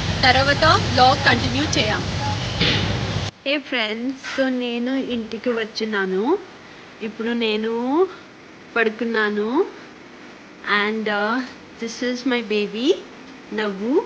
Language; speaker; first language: Telugu; non-native, local second language; Kannada